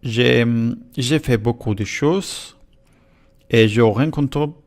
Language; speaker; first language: French; non-native, learner; Spanish